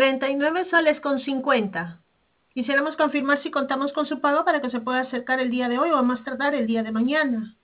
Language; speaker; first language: Spanish; native; Spanish